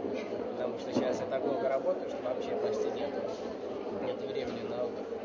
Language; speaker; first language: Russian; early bilingual, heritage; Russian